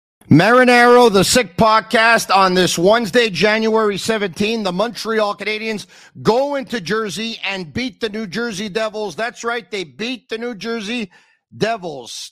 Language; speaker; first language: English; native; English